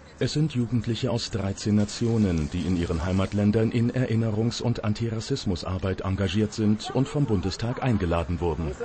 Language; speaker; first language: German; native; German